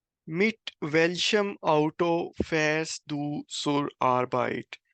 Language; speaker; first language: German; non-native, fluent; Urdu